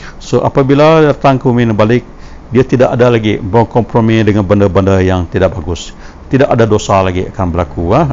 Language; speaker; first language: Malay; non-native, local second language; Iban